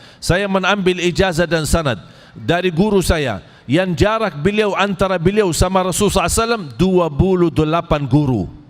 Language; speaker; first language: Malay; non-native, fluent; Arabic